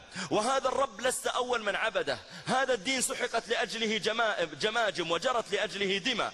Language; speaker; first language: Arabic; native; Arabic